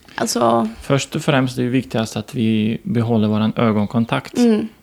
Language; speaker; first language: Swedish; non-native, fluent; Ukrainian